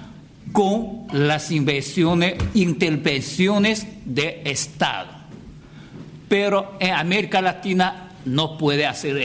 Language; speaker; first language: Spanish; non-native, fluent; Chinese